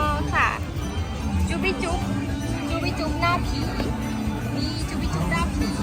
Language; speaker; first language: Thai; native; Thai